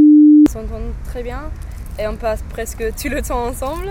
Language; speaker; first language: French; non-native, fluent; English